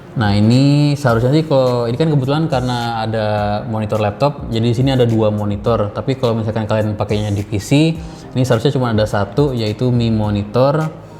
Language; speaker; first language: Indonesian; native; Indonesian